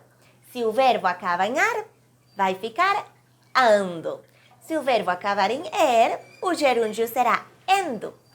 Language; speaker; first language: Portuguese; non-native, fluent; Spanish